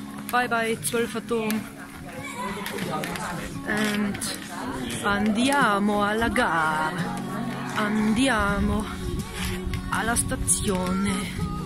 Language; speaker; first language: Italian; non-native, learner; German